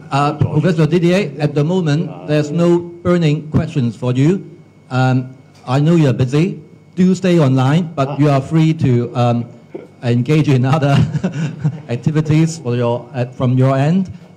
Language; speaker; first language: English; non-native, local second language; Cantonese